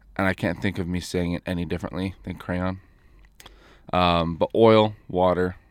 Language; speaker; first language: English; native; English